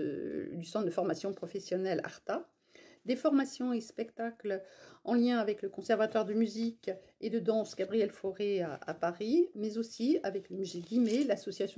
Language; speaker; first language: French; native; French